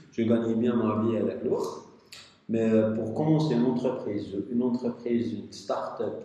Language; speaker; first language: French; non-native, local second language; Arabic